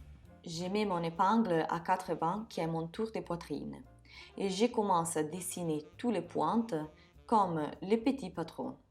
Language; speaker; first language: French; non-native, fluent; Italian